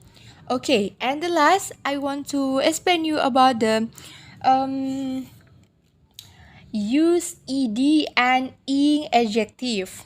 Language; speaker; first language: English; non-native, learner; Indonesian